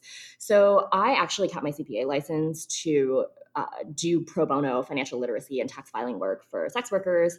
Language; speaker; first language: English; early bilingual, other home language; Chinese